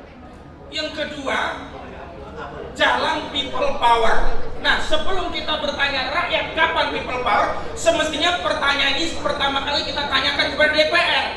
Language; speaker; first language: Indonesian; native; Indonesian